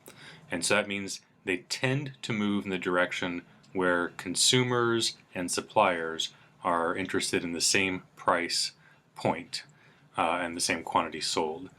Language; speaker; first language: English; native; English